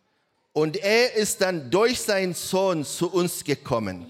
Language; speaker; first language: German; non-native, learner; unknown